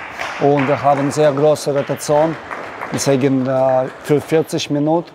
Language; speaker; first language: German; non-native, learner; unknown